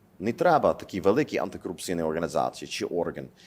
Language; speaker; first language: Ukrainian; non-native, learner; English